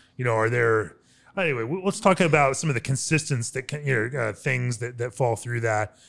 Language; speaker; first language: English; native; English